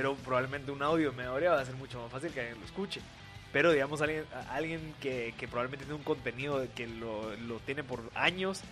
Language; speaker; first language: Spanish; native; Spanish